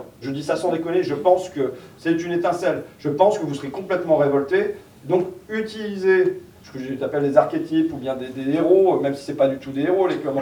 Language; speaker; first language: French; native; French